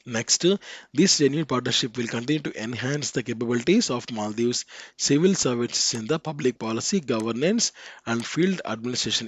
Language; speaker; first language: English; non-native, local second language; Telugu